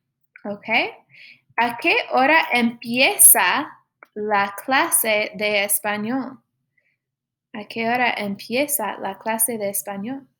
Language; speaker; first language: Spanish; non-native, fluent; English